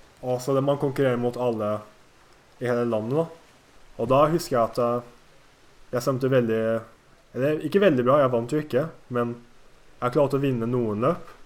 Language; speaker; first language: Norwegian; early bilingual, other home language; Japanese